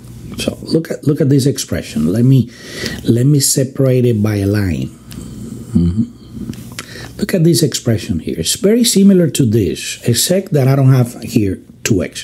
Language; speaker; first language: English; non-native, fluent; Spanish